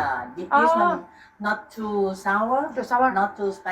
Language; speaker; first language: English; non-native, fluent; Thai